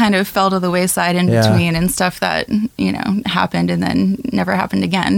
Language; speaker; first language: English; native; English